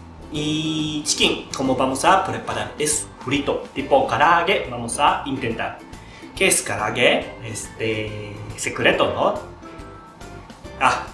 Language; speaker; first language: Spanish; non-native, learner; Japanese